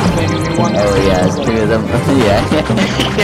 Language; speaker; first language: English; native; English